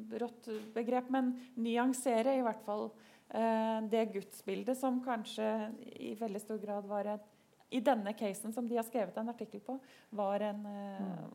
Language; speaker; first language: Norwegian; native; Norwegian